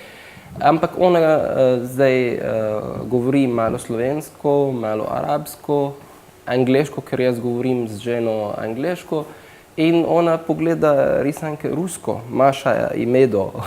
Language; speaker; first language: Slovenian; non-native, fluent; Arabic